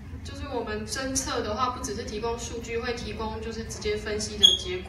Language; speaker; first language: Chinese; native; Chinese